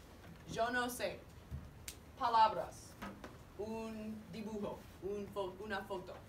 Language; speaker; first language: Spanish; non-native, fluent; English